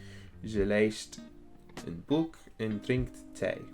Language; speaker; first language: Dutch; early bilingual, heritage; English